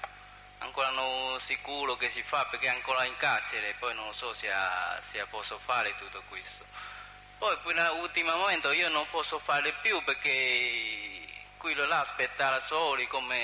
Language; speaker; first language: Italian; non-native, learner; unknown